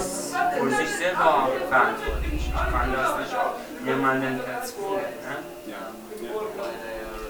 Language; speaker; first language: German; non-native, learner; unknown